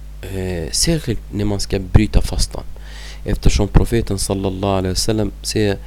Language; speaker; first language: Swedish; non-native, fluent; Arabic